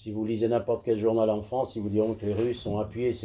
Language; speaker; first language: French; native; French